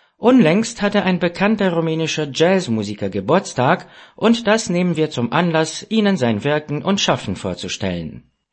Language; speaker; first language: German; non-native, fluent; Romanian